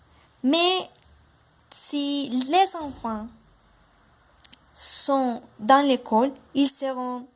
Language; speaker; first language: French; non-native, learner; Spanish